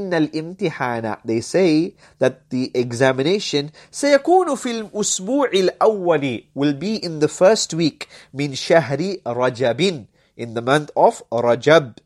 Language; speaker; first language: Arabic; non-native, fluent; English